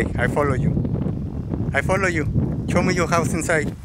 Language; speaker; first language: English; non-native, learner; Spanish